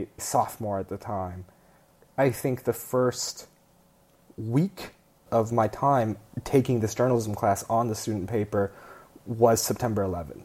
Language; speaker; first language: English; early bilingual, other home language; Chinese